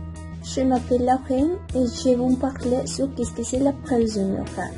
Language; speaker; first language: French; non-native, learner; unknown